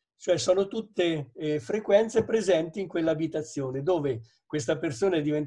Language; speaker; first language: Italian; native; Italian